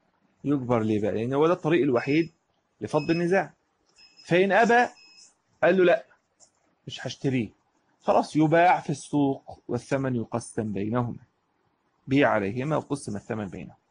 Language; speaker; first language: Arabic; native; Arabic